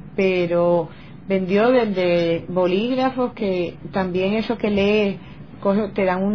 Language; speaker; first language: Spanish; native; Spanish